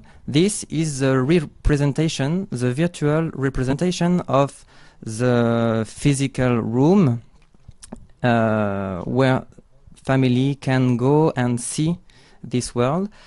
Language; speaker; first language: English; non-native, learner; French